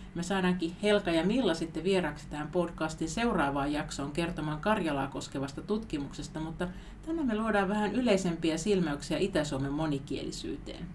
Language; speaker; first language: Finnish; native; Finnish